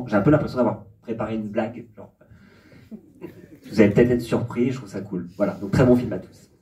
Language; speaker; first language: French; native; French